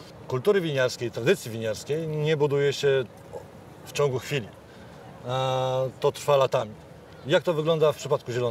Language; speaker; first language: Polish; native; Polish